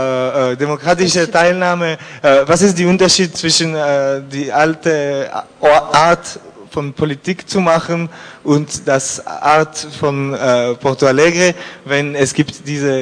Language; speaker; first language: German; non-native, learner; French